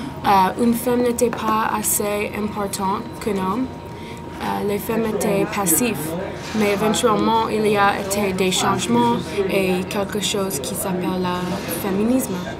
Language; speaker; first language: French; non-native, learner; English